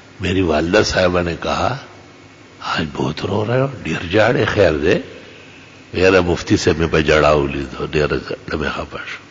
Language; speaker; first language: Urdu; non-native, local second language; Pashto